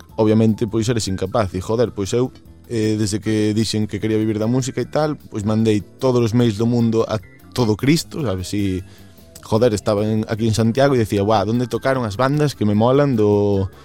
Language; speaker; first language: Galician; native; Galician